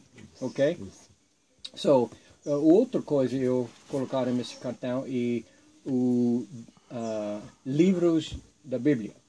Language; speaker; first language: Portuguese; non-native, learner; English